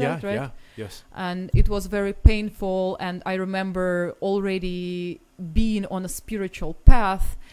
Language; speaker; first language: English; non-native, fluent; Russian